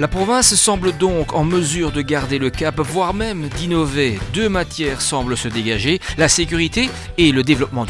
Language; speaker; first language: French; native; French